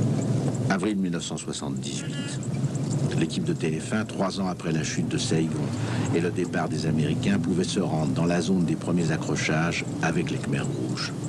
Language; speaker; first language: French; native; French